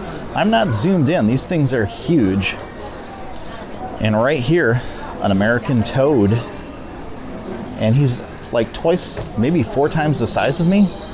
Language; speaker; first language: English; native; English